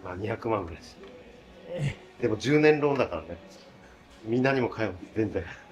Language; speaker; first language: Japanese; native; Japanese